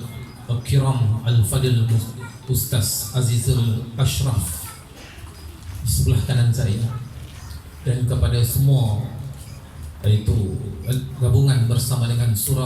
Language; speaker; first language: Malay; native; Malay